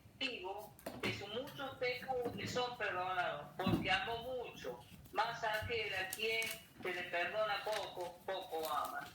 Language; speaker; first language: Spanish; native; Spanish